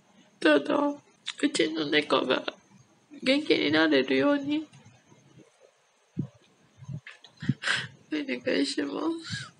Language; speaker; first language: Japanese; non-native, learner; English